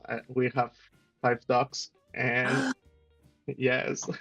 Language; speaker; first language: English; non-native, learner; Spanish